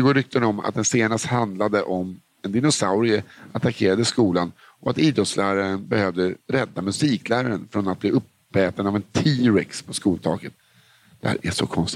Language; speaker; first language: Swedish; native; Swedish